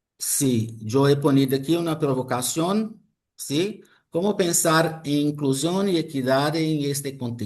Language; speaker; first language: Spanish; non-native, fluent; Portuguese